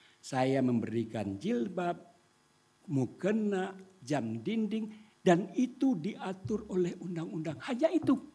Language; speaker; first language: Indonesian; non-native, local second language; Minangkabau